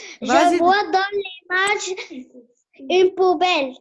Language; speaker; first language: French; non-native, learner; Arabic